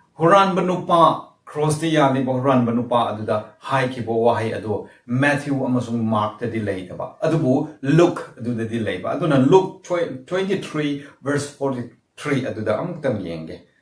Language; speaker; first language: Manipuri; non-native, local second language; Rongmei Naga